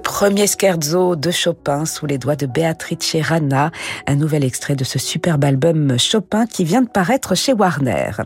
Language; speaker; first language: French; native; French